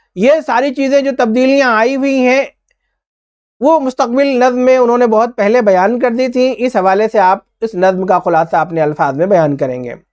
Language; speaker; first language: Urdu; native; Urdu